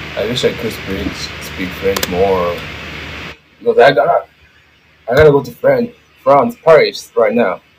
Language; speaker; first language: English; non-native, learner; Japanese